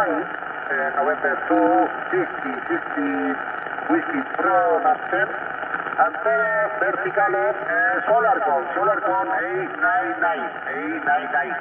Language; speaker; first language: English; non-native, learner; Spanish